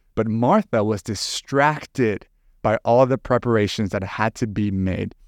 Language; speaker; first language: English; non-native, fluent; Spanish